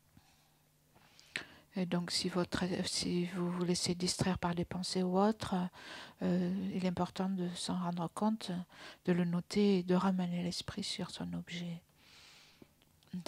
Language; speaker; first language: French; native; French